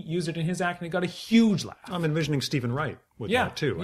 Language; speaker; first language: English; native; English